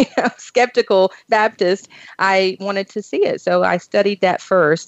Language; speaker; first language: English; native; English